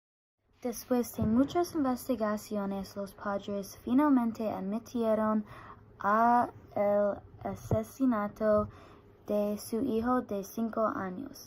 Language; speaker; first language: Spanish; non-native, learner; English